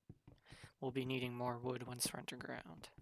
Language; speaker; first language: English; native; English